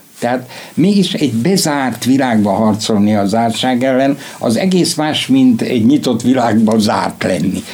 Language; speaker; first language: Hungarian; native; Hungarian